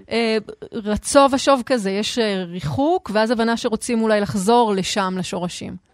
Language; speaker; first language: Hebrew; native; Hebrew